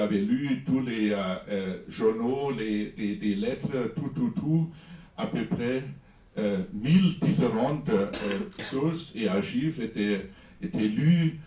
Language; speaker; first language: French; non-native, fluent; German